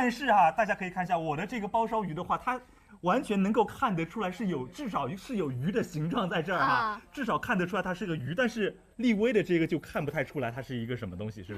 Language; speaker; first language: Chinese; native; Chinese